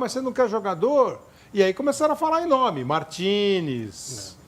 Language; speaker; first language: Portuguese; native; Portuguese